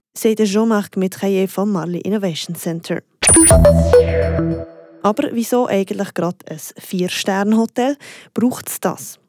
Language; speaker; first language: German; native; German